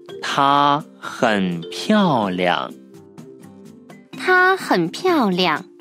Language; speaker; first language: Chinese; non-native, fluent; Korean